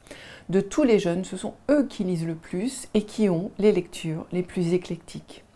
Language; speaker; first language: French; native; French